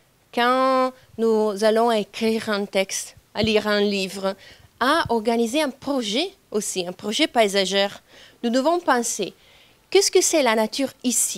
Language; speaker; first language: French; non-native, fluent; Italian